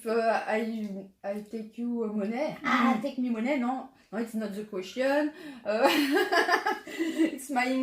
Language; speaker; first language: English; non-native, learner; French